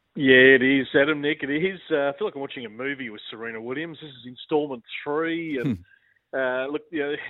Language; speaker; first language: English; native; English